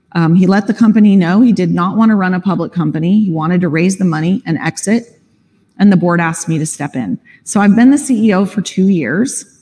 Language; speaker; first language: English; native; English